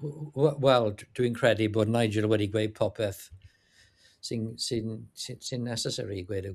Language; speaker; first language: Welsh; non-native, learner; English